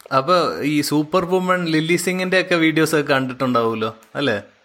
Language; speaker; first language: Malayalam; early bilingual, heritage; Malayalam